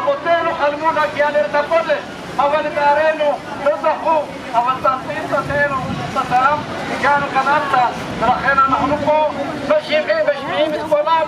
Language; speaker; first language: Hebrew; non-native, fluent; Amharic